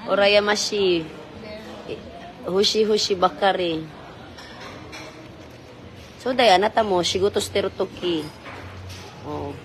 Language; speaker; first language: Japanese; non-native, learner; Filipino